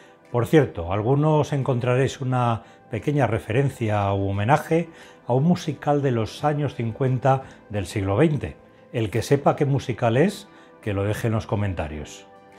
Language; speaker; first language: Spanish; native; Spanish